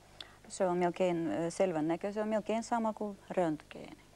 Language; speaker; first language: Finnish; non-native, fluent; Russian